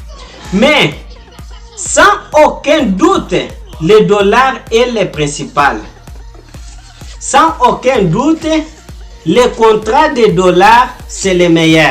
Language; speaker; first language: French; non-native, fluent; Portuguese